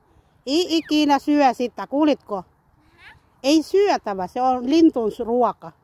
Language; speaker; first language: Finnish; non-native, learner; Cebuano